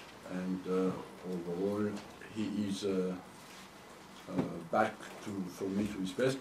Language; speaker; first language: English; non-native, fluent; French